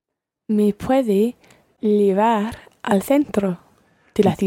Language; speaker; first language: Spanish; non-native, learner; English